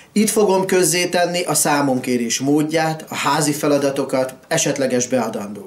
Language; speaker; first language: Hungarian; native; Hungarian